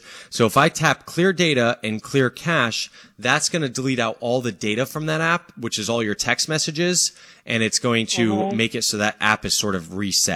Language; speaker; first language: English; native; English